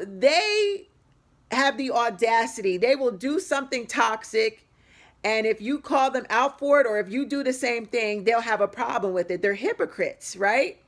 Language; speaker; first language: English; native; English